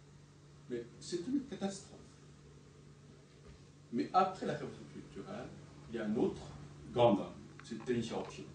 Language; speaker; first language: French; non-native, fluent; Chinese